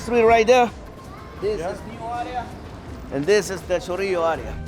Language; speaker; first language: English; non-native, learner; Spanish